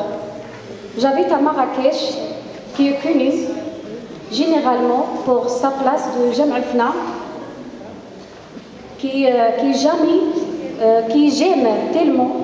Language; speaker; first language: French; non-native, learner; Arabic